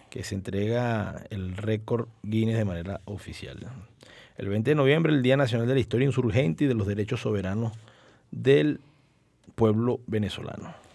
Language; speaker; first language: Spanish; native; Spanish